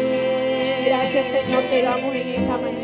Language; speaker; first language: Spanish; native; Spanish